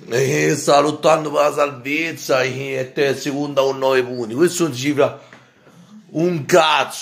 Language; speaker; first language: Italian; native; Italian